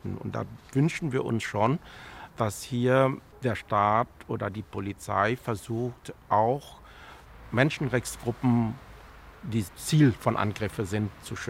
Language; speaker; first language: German; non-native, fluent; Vietnamese